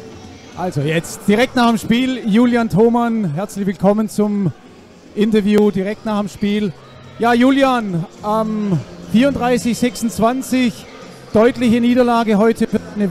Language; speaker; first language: German; native; German